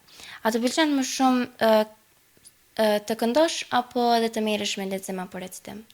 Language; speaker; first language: Albanian; native; Albanian